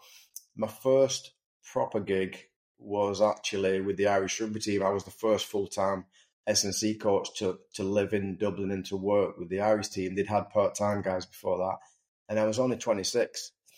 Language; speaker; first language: English; native; English